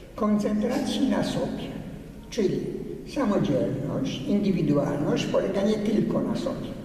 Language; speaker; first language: Polish; early bilingual, heritage; Polish